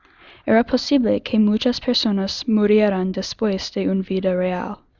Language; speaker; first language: Spanish; non-native, learner; English